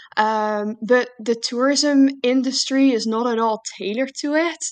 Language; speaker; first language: English; non-native, fluent; Dutch